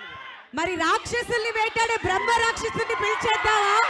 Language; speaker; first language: Telugu; native; Telugu